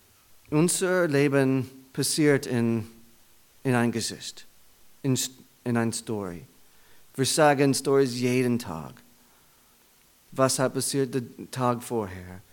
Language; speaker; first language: German; non-native, learner; English